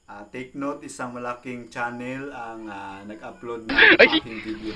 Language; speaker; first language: Filipino; non-native, local second language; Cebuano